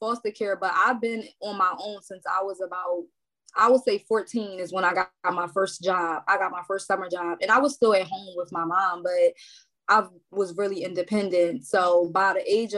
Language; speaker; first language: English; native; English